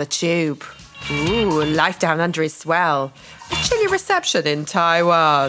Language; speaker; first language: English; native; English